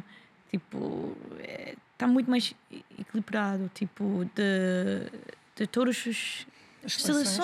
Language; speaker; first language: Portuguese; non-native, learner; English